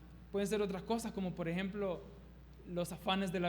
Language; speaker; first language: Spanish; native; Spanish